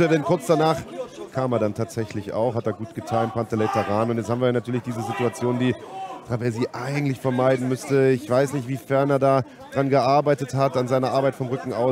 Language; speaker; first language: German; native; German